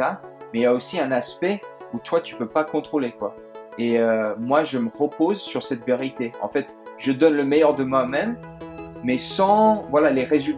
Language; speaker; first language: French; early bilingual, heritage; French